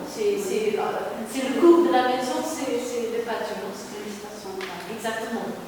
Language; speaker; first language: French; non-native, learner; Portuguese